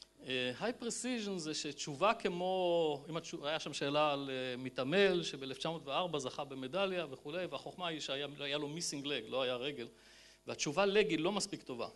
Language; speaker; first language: Hebrew; native; Hebrew